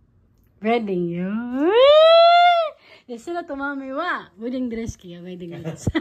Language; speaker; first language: Japanese; non-native, learner; Filipino